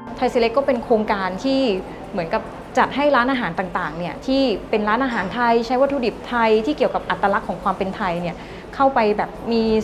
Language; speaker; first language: Thai; native; Thai